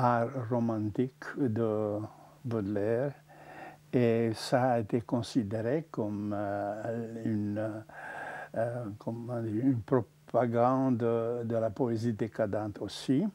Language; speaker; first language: French; non-native, fluent; Czech